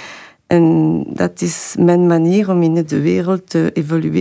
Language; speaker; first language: Dutch; non-native, local second language; French